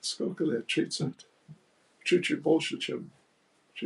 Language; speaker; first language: Russian; non-native, learner; English